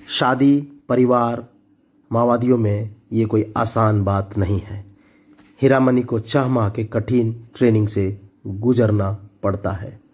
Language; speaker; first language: Hindi; native; Hindi